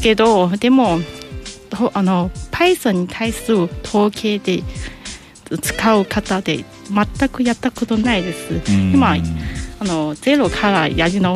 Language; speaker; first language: Japanese; non-native, learner; Chinese